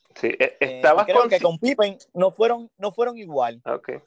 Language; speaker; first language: Spanish; early bilingual, heritage; Spanish